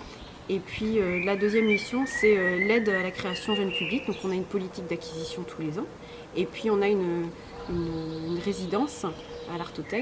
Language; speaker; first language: French; native; French